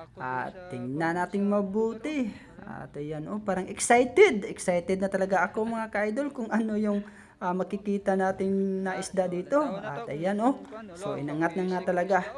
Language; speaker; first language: Filipino; non-native, local second language; Cebuano